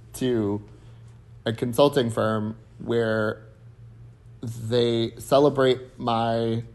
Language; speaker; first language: English; native; English